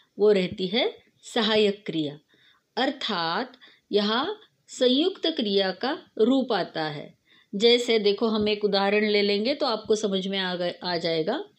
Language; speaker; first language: Hindi; non-native, local second language; Marathi